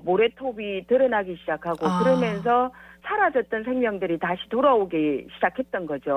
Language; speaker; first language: Korean; native; Korean